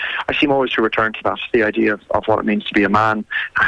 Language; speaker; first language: English; native; English